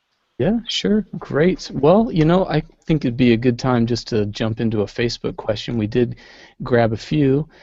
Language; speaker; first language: English; native; English